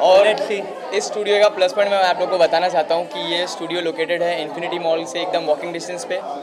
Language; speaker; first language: Hindi; native; Hindi